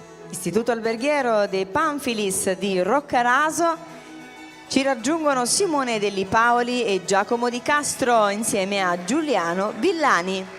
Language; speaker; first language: Italian; native; Italian